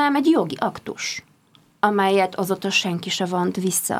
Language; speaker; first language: Hungarian; non-native, fluent; Polish